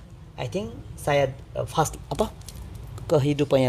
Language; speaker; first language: Indonesian; non-native, learner; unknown